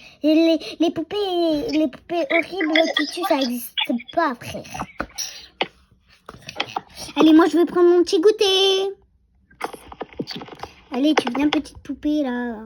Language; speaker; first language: French; native; French